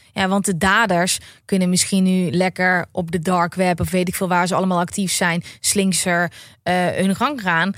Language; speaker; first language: Dutch; native; Dutch